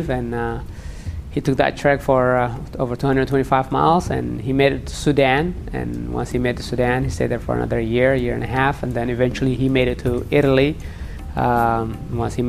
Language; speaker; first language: English; early bilingual, other home language; Tigrinya